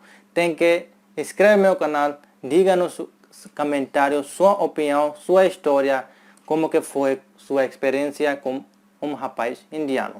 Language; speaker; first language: Portuguese; non-native, fluent; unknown